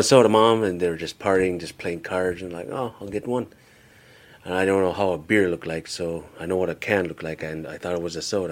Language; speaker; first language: English; early bilingual, other home language; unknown